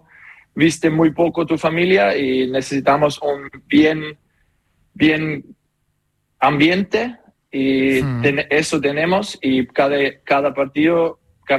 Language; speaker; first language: Spanish; non-native, learner; German